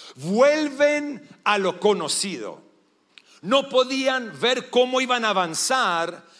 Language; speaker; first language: Spanish; non-native, fluent; English